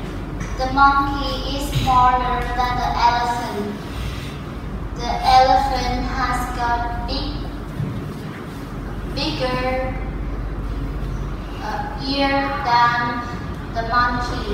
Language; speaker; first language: English; non-native, learner; Vietnamese